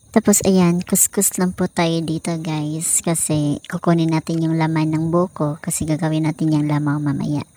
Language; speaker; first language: Filipino; non-native, local second language; Cebuano